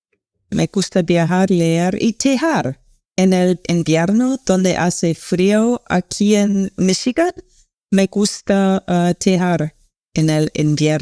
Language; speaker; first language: Spanish; non-native, learner; English